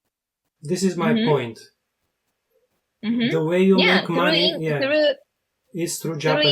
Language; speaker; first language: English; non-native, fluent; Bulgarian